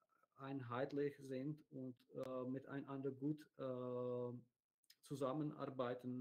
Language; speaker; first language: German; non-native, learner; Czech